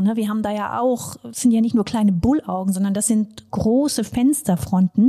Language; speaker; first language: German; native; German